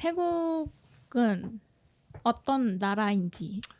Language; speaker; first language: Korean; non-native, fluent; Thai